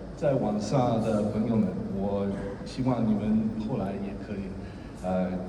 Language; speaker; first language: Chinese; early bilingual, heritage; Chinese